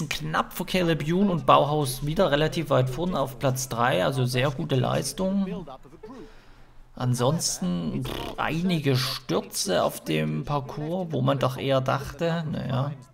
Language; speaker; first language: German; native; German